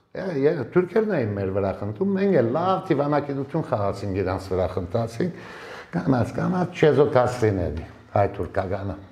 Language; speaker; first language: Armenian; early bilingual, heritage; Armenian